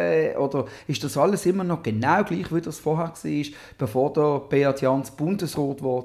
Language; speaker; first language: German; native; German